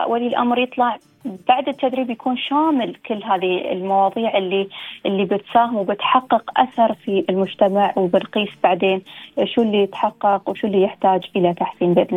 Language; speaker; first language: Arabic; native; Arabic